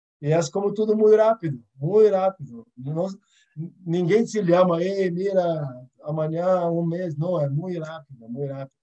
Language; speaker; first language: Portuguese; early bilingual, other home language; Arabic